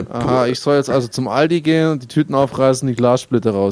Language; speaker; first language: German; native; German